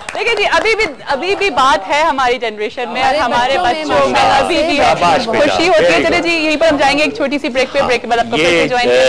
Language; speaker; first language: Urdu; native; Urdu